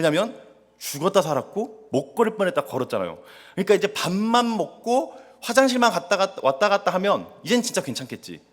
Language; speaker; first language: Korean; native; Korean